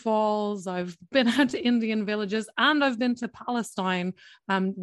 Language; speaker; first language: English; native; English